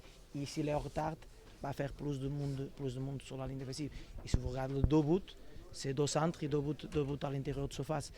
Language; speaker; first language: French; non-native, fluent; Portuguese